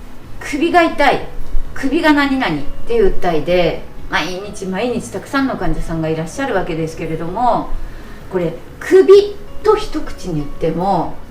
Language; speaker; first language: Japanese; native; Japanese